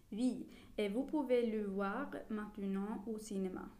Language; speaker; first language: French; non-native, learner; Swedish